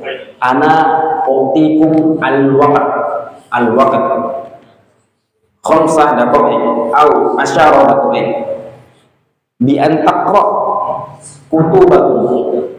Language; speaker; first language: Arabic; non-native, fluent; Indonesian